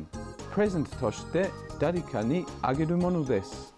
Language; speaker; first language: Japanese; non-native, fluent; English